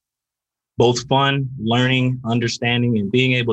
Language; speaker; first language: English; native; English